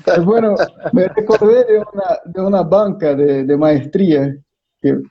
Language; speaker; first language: Spanish; non-native, fluent; Portuguese